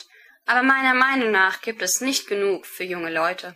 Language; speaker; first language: German; non-native, learner; English